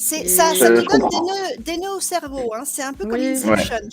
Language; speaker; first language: French; native; French